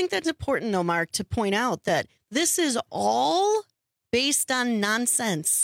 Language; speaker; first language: English; native; English